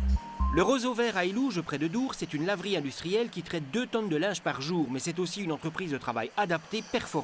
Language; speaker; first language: French; native; French